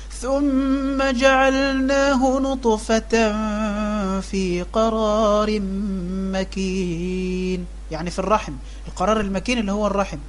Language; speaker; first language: Arabic; native; Arabic